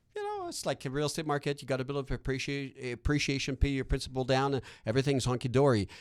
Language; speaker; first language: English; non-native, fluent; French